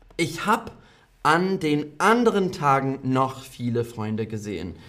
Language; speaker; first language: German; non-native, fluent; English